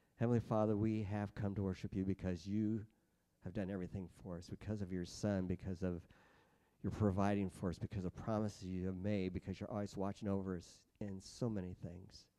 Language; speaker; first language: English; native; English